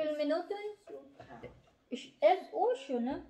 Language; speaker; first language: German; non-native, learner; Filipino